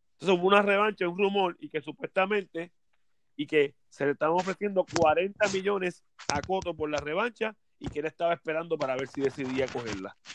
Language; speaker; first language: Spanish; native; Spanish